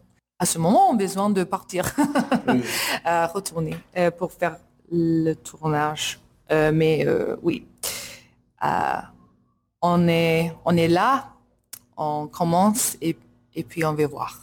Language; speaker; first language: French; non-native, learner; English